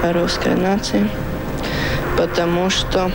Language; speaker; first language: Russian; non-native, local second language; Latvian